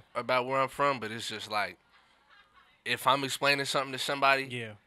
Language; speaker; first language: English; native; English